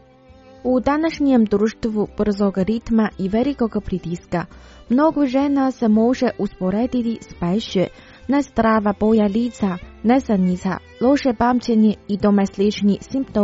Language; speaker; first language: Croatian; non-native, fluent; Chinese